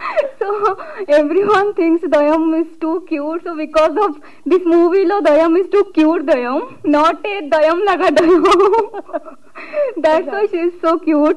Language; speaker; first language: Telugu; non-native, learner; Odia